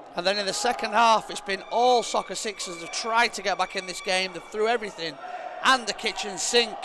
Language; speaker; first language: English; native; English